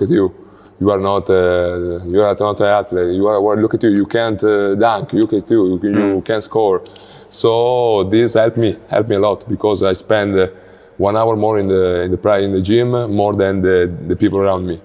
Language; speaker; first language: English; non-native, learner; Italian